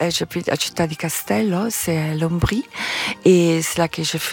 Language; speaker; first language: French; non-native, fluent; Italian